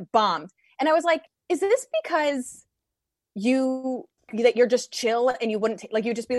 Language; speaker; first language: English; native; English